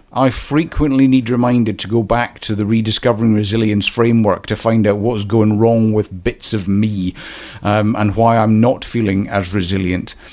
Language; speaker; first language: English; native; English